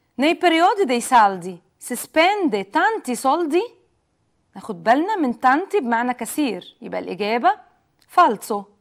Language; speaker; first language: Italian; non-native, fluent; Arabic